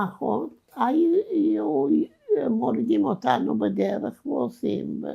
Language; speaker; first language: Hebrew; non-native, fluent; Romanian